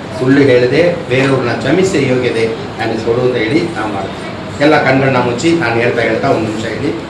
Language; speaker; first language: Kannada; non-native, local second language; Telugu